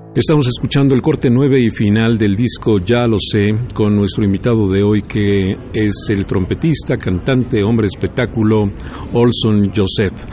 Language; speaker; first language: Spanish; native; Spanish